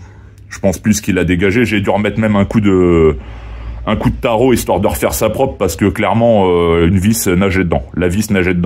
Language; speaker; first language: French; native; French